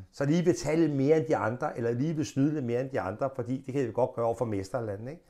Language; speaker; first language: Danish; native; Danish